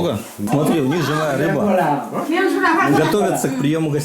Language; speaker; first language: Russian; native; Russian